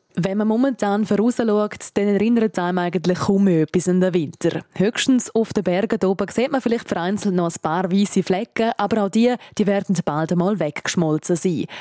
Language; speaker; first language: German; native; German